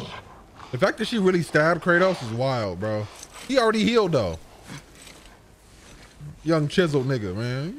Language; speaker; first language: English; native; English